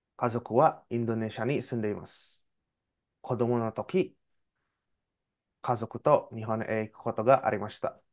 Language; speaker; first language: Japanese; non-native, learner; Indonesian